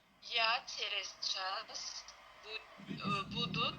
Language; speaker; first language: Russian; non-native, learner; Azerbaijani